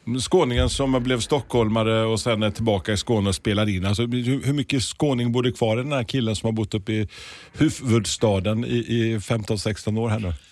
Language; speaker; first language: Swedish; native; Swedish